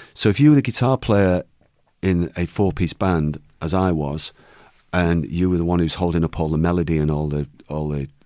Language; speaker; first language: English; native; English